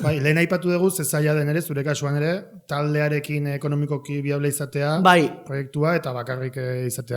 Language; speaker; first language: Basque; native; Basque